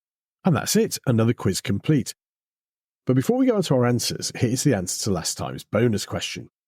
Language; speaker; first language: English; native; English